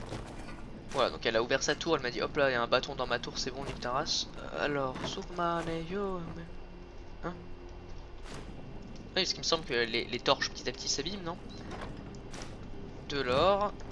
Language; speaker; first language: French; native; French